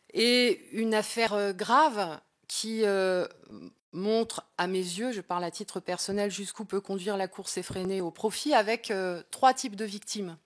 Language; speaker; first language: French; native; French